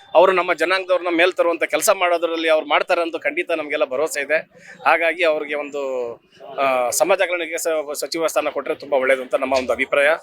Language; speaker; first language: Kannada; non-native, local second language; Lambadi